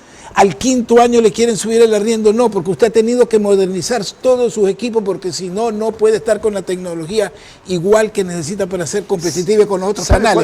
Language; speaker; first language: Spanish; native; Spanish